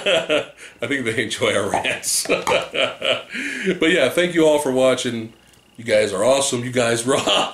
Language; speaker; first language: English; native; English